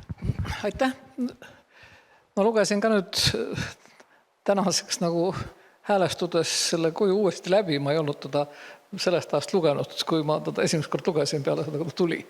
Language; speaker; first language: Estonian; native; Estonian